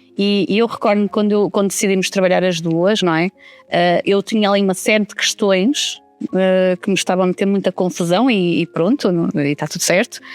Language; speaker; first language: Portuguese; native; Portuguese